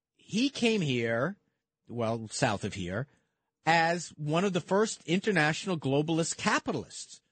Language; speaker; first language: English; early bilingual, other home language; Italian